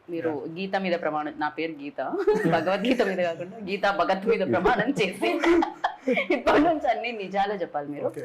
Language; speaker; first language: Telugu; native; Telugu